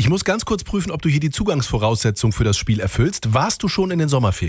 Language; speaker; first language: German; native; German